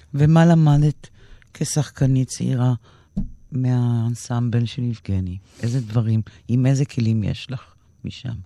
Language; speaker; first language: Hebrew; native; Hebrew